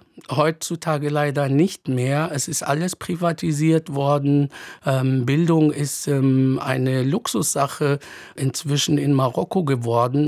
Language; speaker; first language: German; non-native, fluent; Arabic